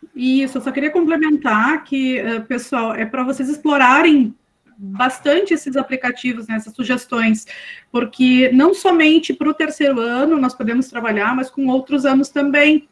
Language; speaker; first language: Portuguese; native; Portuguese